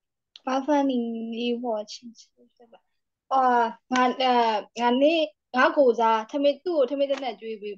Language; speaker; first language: Chinese; non-native, learner; Thai